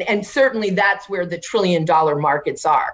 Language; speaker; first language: English; native; English